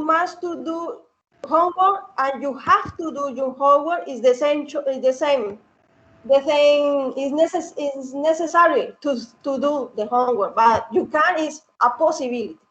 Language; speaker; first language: English; non-native, learner; Spanish